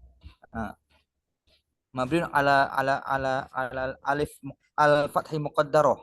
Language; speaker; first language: Arabic; non-native, learner; Indonesian